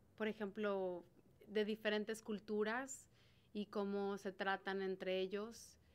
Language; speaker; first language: Spanish; native; Spanish